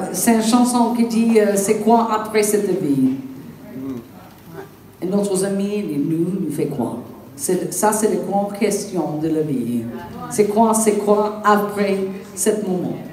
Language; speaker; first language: French; non-native, learner; English